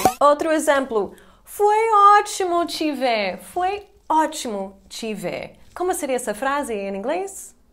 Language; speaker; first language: Portuguese; non-native, fluent; English